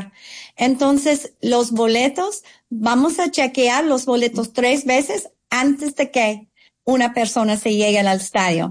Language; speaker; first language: Spanish; non-native, fluent; English